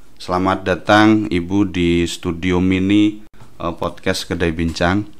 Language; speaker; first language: Indonesian; non-native, local second language; Javanese